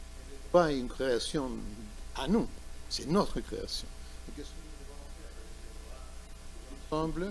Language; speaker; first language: French; non-native, learner; Spanish